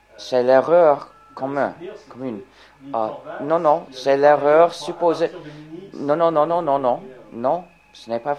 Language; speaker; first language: French; non-native, fluent; English